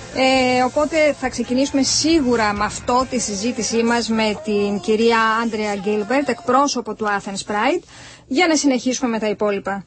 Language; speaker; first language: Greek; native; Greek